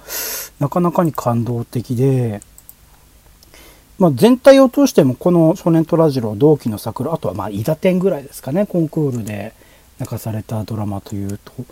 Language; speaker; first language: Japanese; native; Japanese